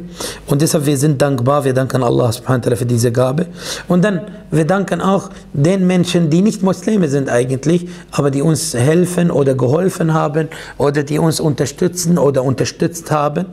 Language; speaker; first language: German; non-native, fluent; Arabic